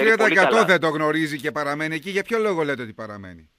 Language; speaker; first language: Greek; native; Greek